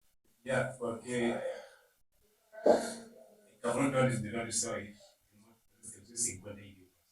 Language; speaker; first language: Spanish; non-native, learner; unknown